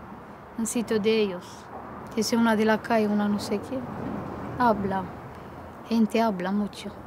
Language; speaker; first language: Spanish; non-native, learner; Romanian